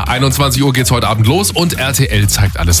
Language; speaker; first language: German; native; German